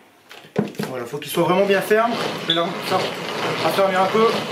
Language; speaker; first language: French; native; French